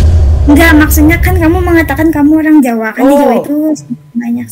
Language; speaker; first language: Indonesian; non-native, fluent; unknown